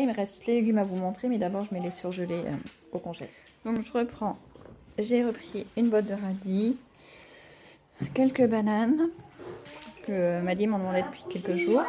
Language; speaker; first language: French; native; French